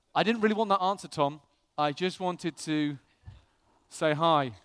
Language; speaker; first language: English; native; English